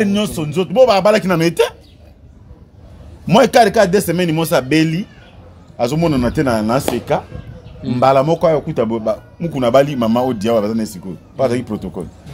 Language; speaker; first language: French; non-native, local second language; Lingala